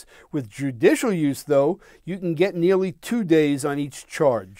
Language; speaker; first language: English; native; English